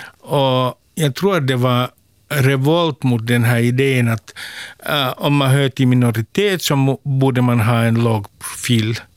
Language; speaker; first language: Swedish; non-native, local second language; Finnish